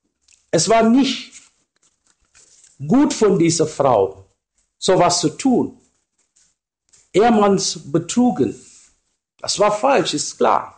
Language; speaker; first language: German; non-native, learner; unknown